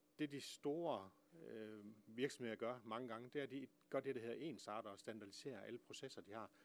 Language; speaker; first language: Danish; native; Danish